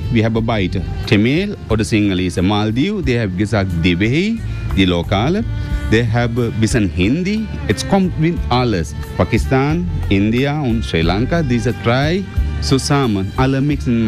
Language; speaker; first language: German; non-native, learner; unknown